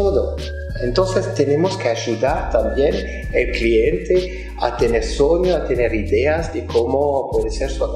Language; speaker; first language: Spanish; non-native, fluent; French